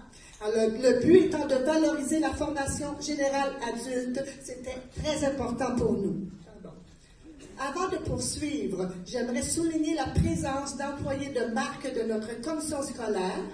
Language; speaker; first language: French; native; French